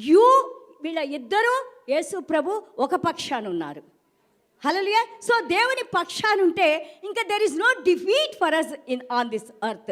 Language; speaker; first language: Telugu; native; Telugu